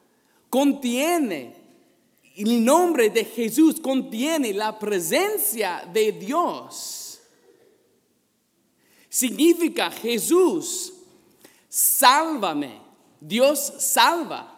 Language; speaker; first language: Spanish; non-native, fluent; English